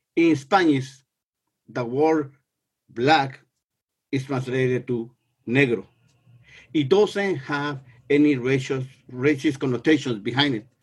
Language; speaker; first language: English; non-native, fluent; Spanish